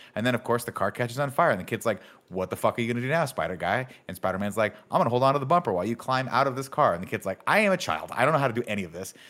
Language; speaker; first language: English; native; English